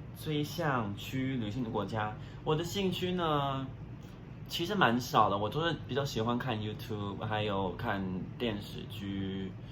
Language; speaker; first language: Chinese; non-native, fluent; English